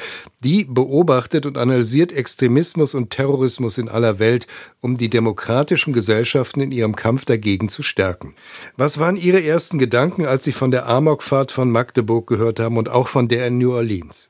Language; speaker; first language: German; native; German